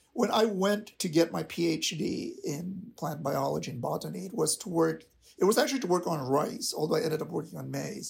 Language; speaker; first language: English; non-native, local second language; Filipino